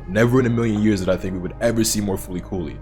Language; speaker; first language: English; native; English